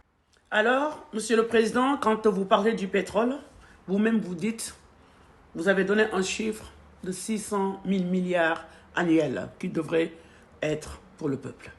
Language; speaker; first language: French; non-native, local second language; Wolof